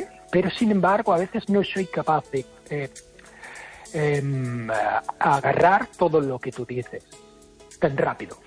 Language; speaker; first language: Spanish; non-native, fluent; English